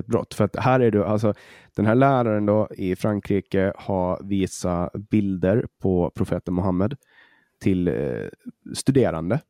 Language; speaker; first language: Swedish; native; Swedish